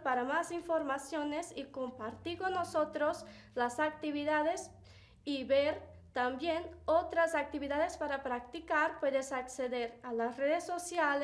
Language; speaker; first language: Spanish; non-native, fluent; Portuguese